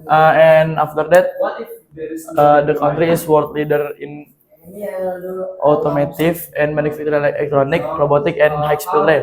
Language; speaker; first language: English; non-native, learner; Indonesian